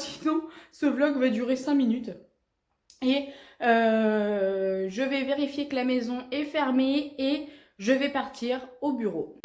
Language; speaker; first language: French; native; French